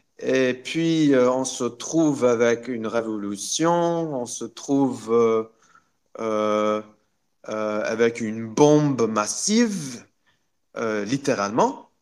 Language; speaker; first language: French; non-native, local second language; Arabic